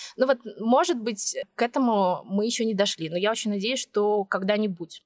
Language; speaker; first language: Russian; native; Russian